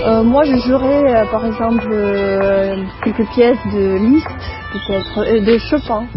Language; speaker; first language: French; non-native, fluent; Russian